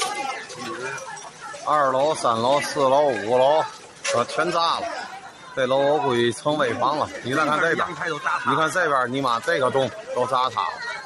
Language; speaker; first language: Chinese; native; Chinese